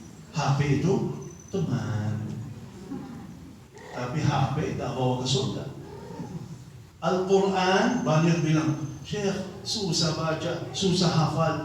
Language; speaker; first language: Indonesian; non-native, fluent; Arabic